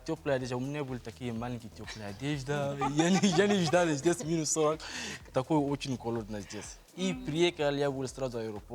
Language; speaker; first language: Russian; non-native, learner; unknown